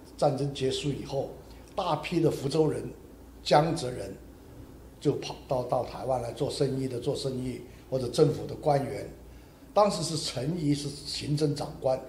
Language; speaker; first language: Chinese; non-native, local second language; Hakka Chinese